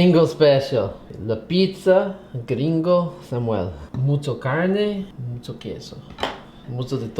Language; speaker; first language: Spanish; non-native, learner; English